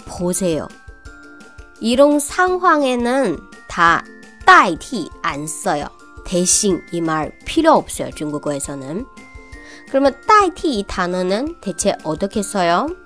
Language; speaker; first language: Korean; non-native, fluent; Chinese